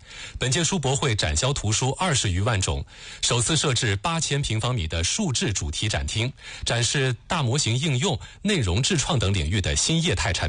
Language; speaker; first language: Chinese; native; Chinese